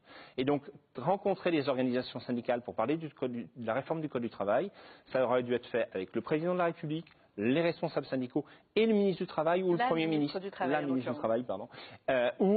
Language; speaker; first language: French; native; French